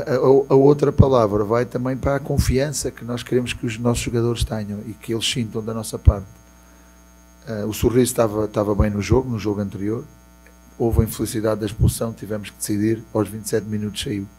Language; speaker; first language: Portuguese; native; Portuguese